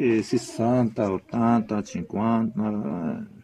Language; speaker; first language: Italian; non-native, learner; Arabic